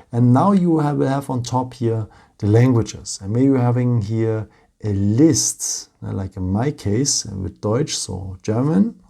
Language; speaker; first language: English; non-native, fluent; German